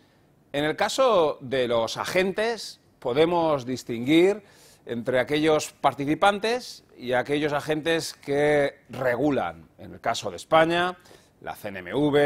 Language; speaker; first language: Spanish; native; Spanish